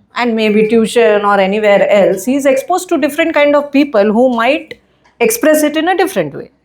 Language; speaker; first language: English; non-native, local second language; Hindi